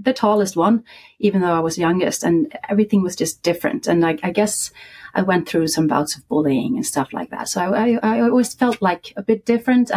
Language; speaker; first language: English; non-native, fluent; Icelandic